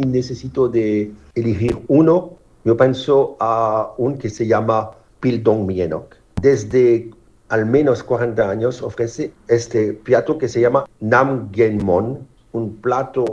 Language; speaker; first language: Spanish; non-native, fluent; French